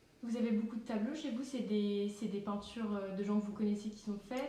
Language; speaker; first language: French; native; French